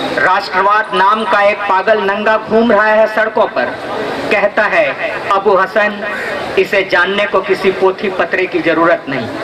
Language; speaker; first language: Hindi; non-native, local second language; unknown